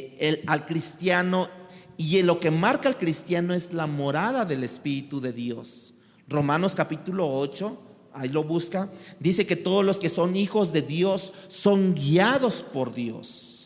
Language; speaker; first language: Spanish; native; Spanish